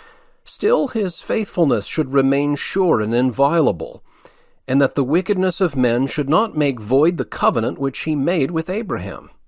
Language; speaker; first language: English; native; English